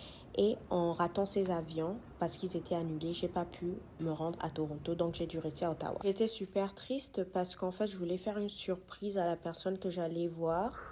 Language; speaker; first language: French; non-native, fluent; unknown